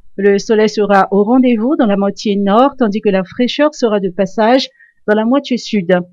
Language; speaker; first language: French; non-native, local second language; Malagasy